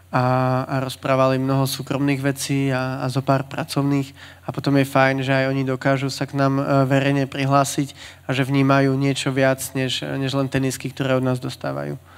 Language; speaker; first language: Slovak; native; Slovak